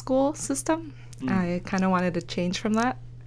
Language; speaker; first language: English; early bilingual, other home language; Spanish